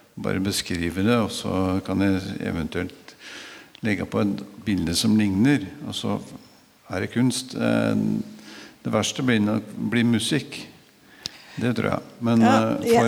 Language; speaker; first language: Norwegian; native; Norwegian